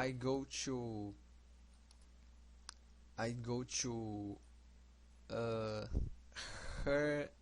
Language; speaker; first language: English; non-native, learner; Portuguese